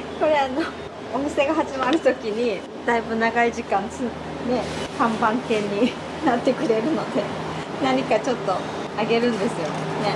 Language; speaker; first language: Japanese; native; Japanese